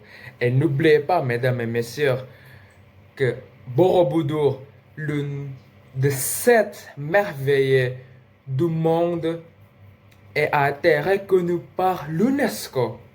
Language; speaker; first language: French; non-native, learner; Indonesian